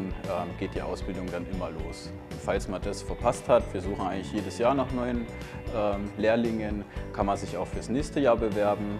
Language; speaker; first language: German; native; German